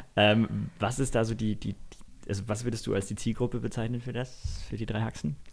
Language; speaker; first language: German; native; German